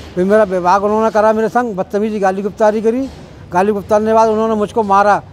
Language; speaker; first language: Hindi; native; Hindi